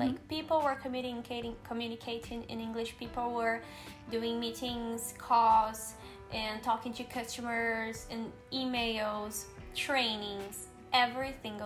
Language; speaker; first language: English; non-native, fluent; Portuguese